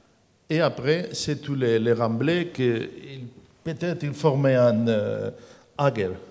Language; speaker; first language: French; non-native, learner; Spanish